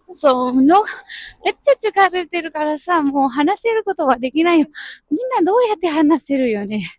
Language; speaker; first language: Japanese; non-native, learner; Nepali